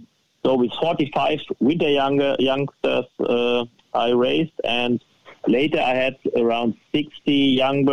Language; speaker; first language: English; non-native, fluent; German